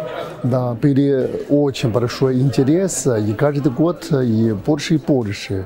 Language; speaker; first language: Russian; non-native, learner; Chinese